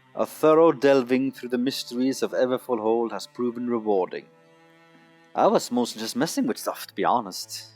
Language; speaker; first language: English; non-native, fluent; Norwegian